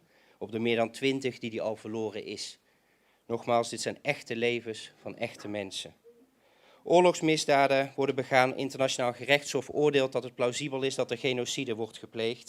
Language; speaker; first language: Dutch; native; Dutch